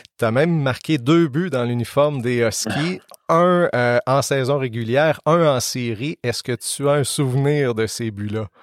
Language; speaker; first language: French; native; French